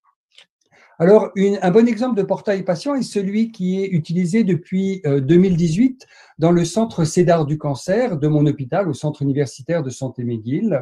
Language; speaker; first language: French; native; French